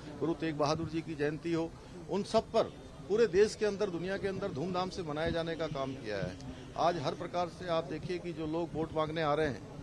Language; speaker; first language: Hindi; native; Hindi